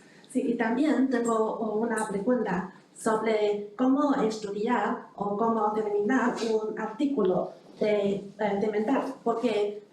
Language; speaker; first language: Spanish; non-native, learner; Chinese